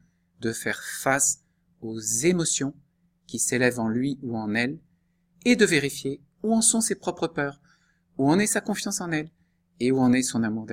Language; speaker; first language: French; native; French